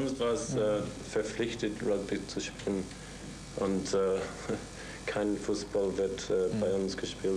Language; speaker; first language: German; non-native, fluent; English